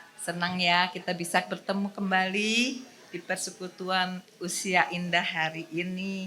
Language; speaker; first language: Indonesian; native; Indonesian